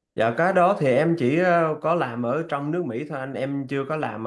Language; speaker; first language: Vietnamese; early bilingual, heritage; Vietnamese